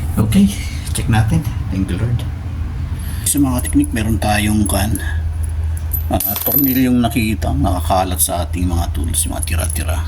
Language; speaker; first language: Filipino; non-native, local second language; Cebuano